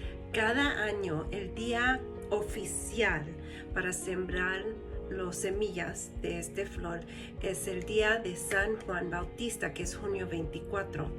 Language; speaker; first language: Spanish; early bilingual, heritage; Spanish